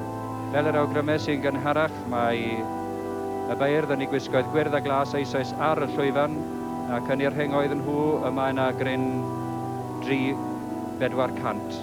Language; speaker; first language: Welsh; native; Welsh